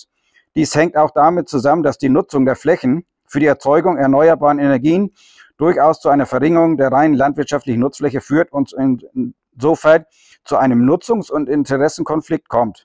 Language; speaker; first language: German; native; German